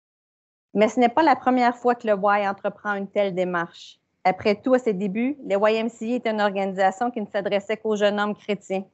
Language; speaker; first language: French; native; French